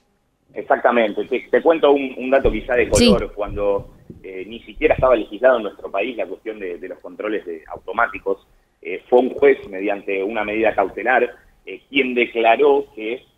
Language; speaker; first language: Spanish; native; Spanish